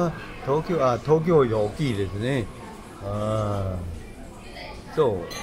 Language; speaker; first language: Japanese; non-native, learner; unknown